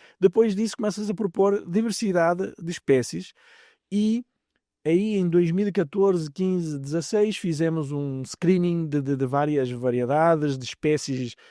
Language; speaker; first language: Portuguese; native; Portuguese